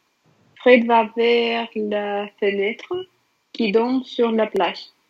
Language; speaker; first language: French; non-native, learner; Russian